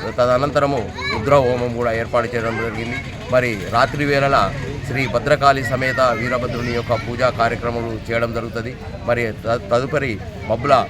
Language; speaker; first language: Telugu; native; Telugu